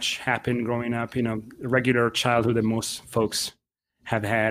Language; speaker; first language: English; non-native, fluent; Italian